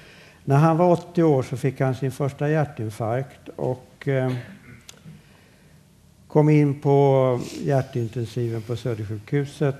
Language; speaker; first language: Swedish; native; Swedish